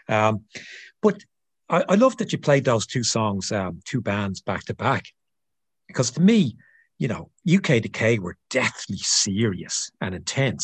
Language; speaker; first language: English; native; English